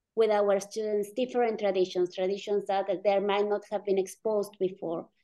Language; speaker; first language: English; non-native, fluent; Spanish